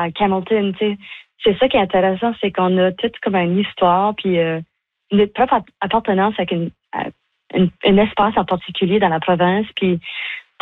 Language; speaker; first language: French; native; French